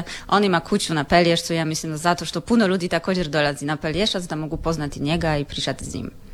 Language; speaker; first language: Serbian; non-native, learner; Polish